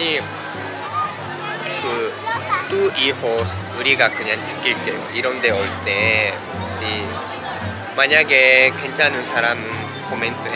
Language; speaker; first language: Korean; non-native, fluent; Spanish